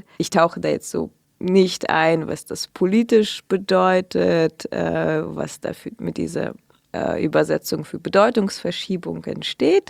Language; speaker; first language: German; early bilingual, other home language; Russian